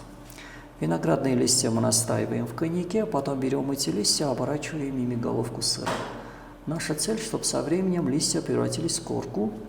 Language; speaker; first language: Russian; native; Russian